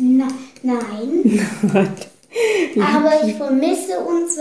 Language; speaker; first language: German; early bilingual, heritage; German